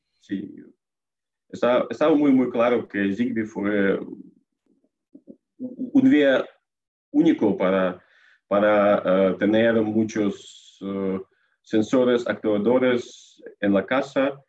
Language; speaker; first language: Spanish; non-native, learner; Russian